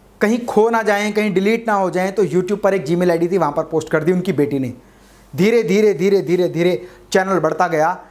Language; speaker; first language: Hindi; native; Hindi